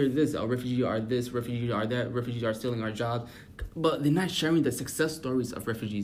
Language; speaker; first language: English; native; English